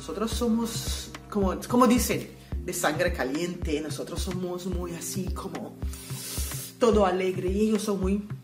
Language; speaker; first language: Spanish; non-native, fluent; Papiamento